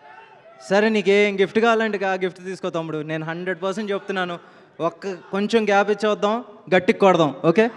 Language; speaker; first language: Telugu; native; Telugu